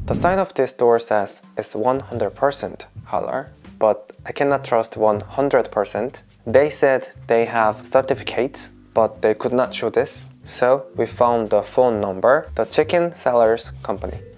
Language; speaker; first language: English; non-native, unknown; Korean